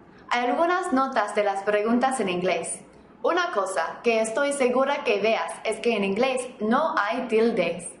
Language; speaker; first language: Spanish; non-native, fluent; English